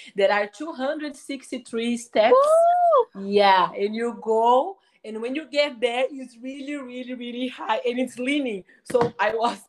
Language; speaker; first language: English; non-native, fluent; Portuguese